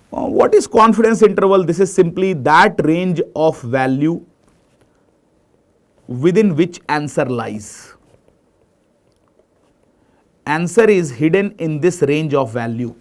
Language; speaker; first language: English; non-native, local second language; Hindi